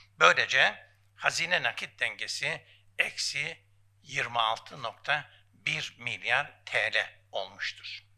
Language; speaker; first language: Turkish; native; Turkish